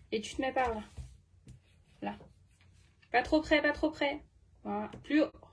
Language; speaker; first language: French; native; French